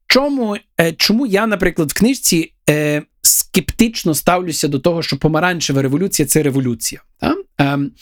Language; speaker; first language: Ukrainian; early bilingual, heritage; Ukrainian